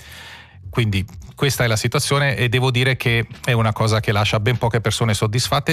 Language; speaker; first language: Italian; native; Italian